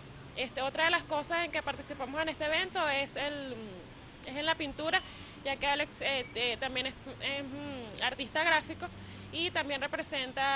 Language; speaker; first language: Spanish; native; Spanish